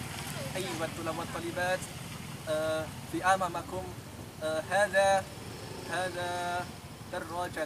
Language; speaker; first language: Arabic; non-native, learner; Indonesian